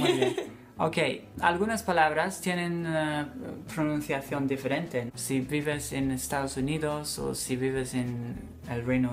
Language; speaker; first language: Spanish; non-native, fluent; English